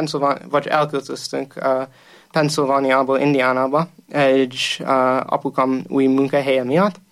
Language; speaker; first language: Hungarian; non-native, fluent; English